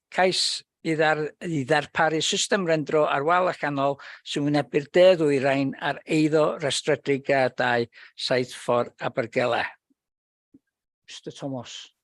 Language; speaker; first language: Welsh; native; Welsh